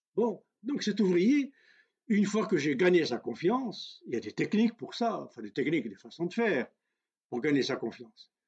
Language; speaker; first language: French; non-native, local second language; Kabyle